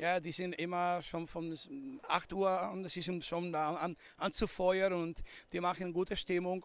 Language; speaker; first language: German; non-native, fluent; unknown